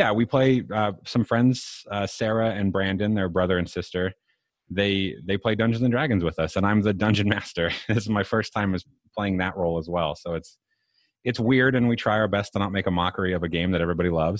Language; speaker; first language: English; native; English